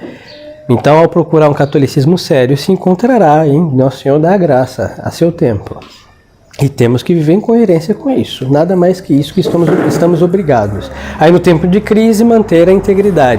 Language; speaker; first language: Portuguese; non-native, fluent; Spanish